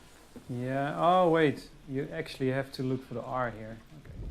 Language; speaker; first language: English; non-native, fluent; Dutch